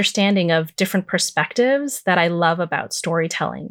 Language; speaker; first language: English; native; English